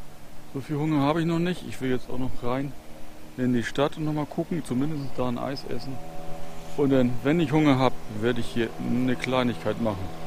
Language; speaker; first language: German; native; German